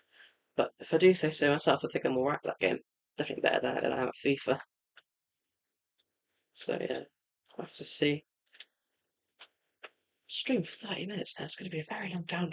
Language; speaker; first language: English; native; English